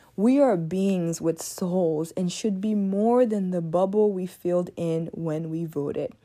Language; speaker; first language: English; early bilingual, other home language; French